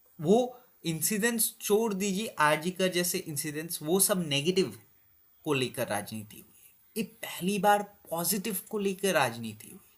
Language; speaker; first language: Hindi; non-native, local second language; Assamese